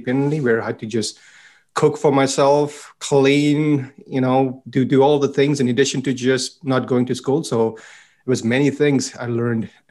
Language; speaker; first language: English; non-native, local second language; Punjabi